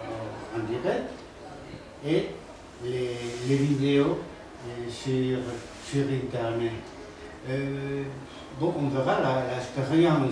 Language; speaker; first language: French; non-native, fluent; Spanish